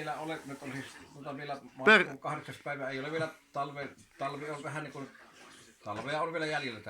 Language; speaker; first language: Finnish; native; Finnish